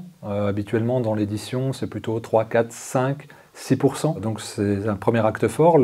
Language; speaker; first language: French; native; French